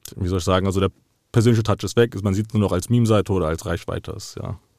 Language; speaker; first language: German; native; German